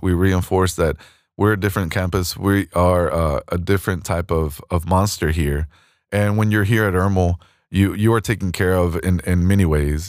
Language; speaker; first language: English; early bilingual, other home language; Spanish